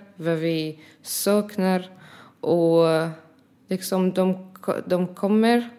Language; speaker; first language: Swedish; non-native, learner; Arabic